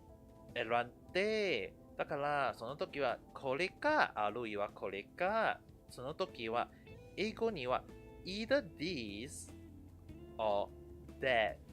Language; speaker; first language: Japanese; non-native, fluent; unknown